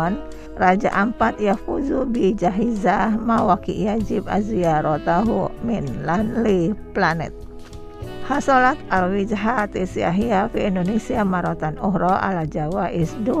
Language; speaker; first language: Arabic; non-native, fluent; Indonesian